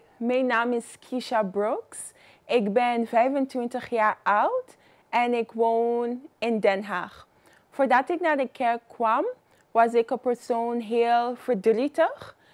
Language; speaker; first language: Dutch; non-native, fluent; Papiamento